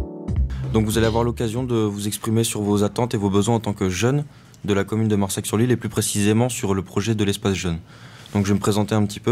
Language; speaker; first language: French; native; French